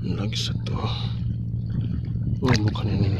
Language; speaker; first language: Indonesian; non-native, local second language; Sundanese